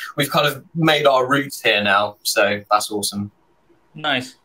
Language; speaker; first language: English; native; English